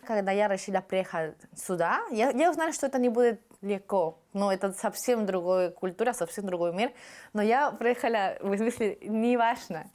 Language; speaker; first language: Russian; non-native, fluent; Spanish